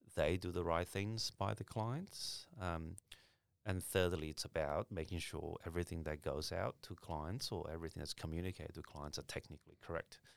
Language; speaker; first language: English; early bilingual, other home language; Chinese